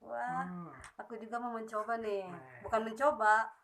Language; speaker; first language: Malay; non-native, local second language; Sundanese